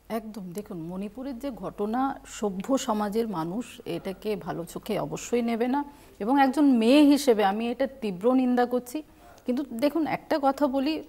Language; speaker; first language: Bangla; non-native, local second language; Santali